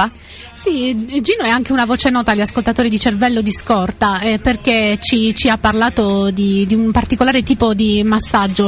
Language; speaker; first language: Italian; native; Italian